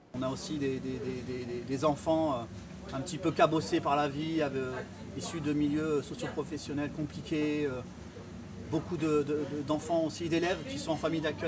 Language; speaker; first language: French; native; French